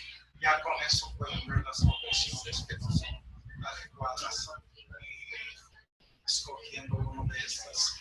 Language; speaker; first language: Spanish; non-native, fluent; English